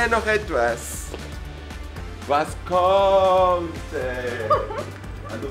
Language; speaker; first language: German; non-native, fluent; Spanish